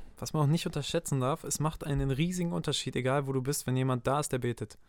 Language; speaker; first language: German; native; German